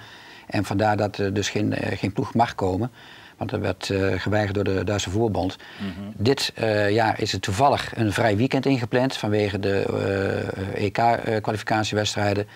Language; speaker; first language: Dutch; native; Dutch